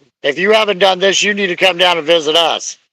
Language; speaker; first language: English; native; English